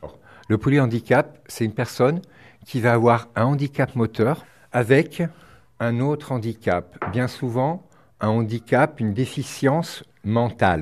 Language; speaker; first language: French; native; French